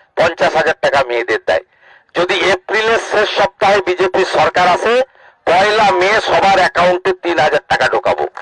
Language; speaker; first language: Bangla; native; Bangla